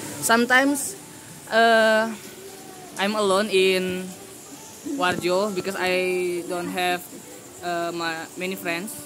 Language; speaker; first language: English; non-native, learner; Indonesian